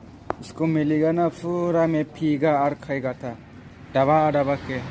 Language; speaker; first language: Hindi; non-native, local second language; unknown